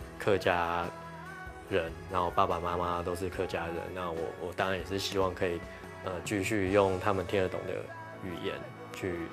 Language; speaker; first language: Chinese; non-native, local second language; Hakka Chinese